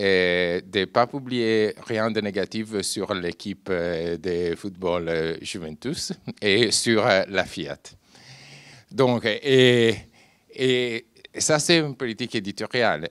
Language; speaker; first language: French; non-native, fluent; Italian